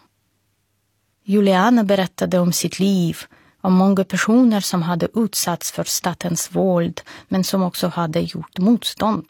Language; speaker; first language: Swedish; non-native, fluent; Russian